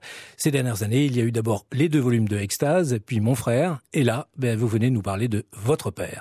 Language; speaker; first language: French; native; French